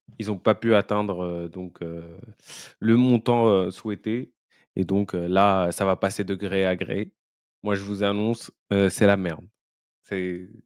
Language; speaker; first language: French; native; French